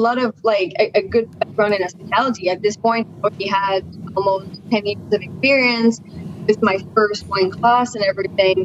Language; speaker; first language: English; non-native, fluent; French